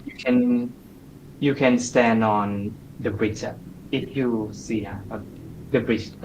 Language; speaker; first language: English; non-native, learner; Thai